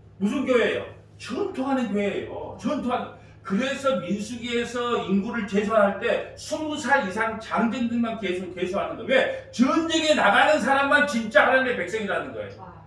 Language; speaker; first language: Korean; native; Korean